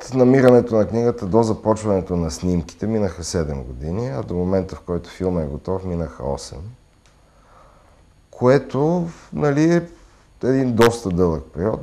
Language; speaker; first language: Bulgarian; native; Bulgarian